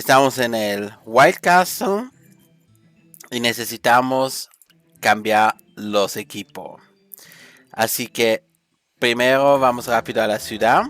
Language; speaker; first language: Spanish; non-native, fluent; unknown